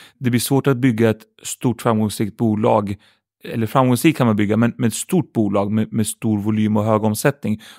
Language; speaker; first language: Swedish; early bilingual, other home language; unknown